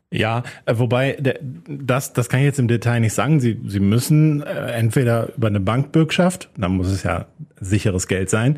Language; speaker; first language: German; native; German